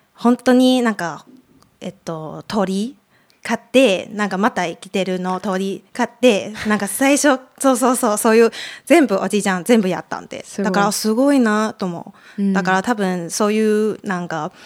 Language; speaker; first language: Japanese; non-native, fluent; Chinese